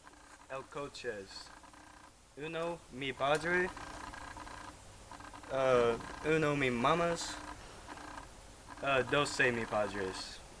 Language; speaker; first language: Spanish; non-native, learner; English